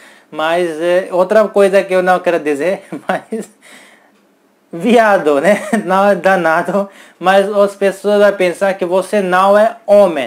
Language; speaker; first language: Portuguese; non-native, learner; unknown